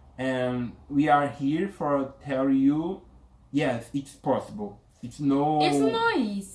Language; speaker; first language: English; non-native, learner; Portuguese